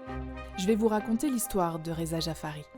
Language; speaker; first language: French; native; French